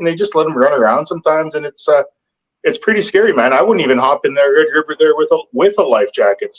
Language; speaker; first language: English; native; English